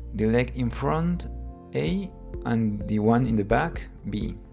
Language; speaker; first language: English; non-native, fluent; Spanish